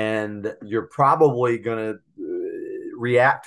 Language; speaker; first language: English; native; English